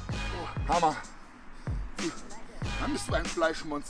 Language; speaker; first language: German; native; German